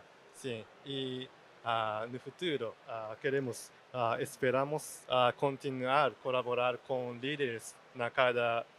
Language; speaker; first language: Portuguese; non-native, learner; Japanese